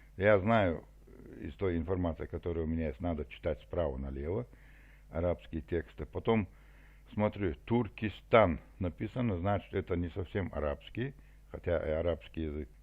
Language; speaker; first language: Russian; non-native, local second language; Chechen